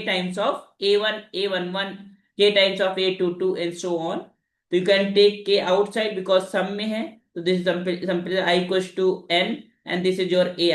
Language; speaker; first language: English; non-native, local second language; Hindi